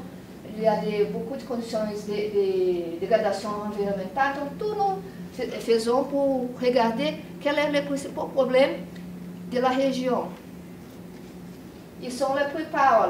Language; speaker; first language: French; non-native, learner; Portuguese